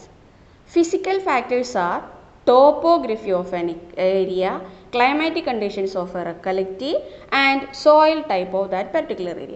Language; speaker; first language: English; non-native, local second language; Malayalam